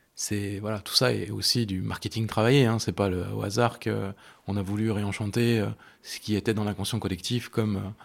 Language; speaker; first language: French; native; French